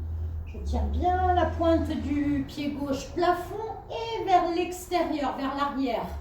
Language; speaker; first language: French; native; French